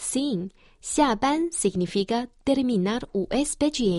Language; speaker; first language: Portuguese; non-native, fluent; Chinese